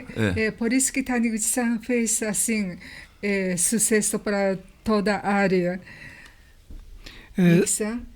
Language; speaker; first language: Portuguese; non-native, learner; Japanese